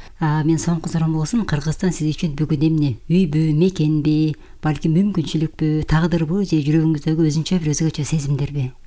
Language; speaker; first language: Kyrgyz; native; Kyrgyz